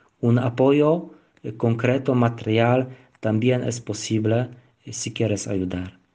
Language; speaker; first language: Spanish; non-native, learner; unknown